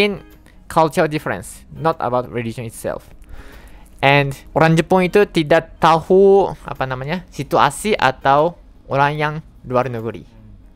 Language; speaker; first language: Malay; non-native, fluent; Japanese